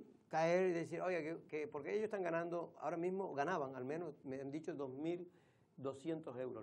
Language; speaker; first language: Spanish; native; Spanish